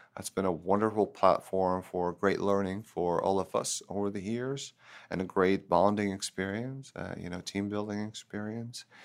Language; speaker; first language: English; non-native, fluent; Turkish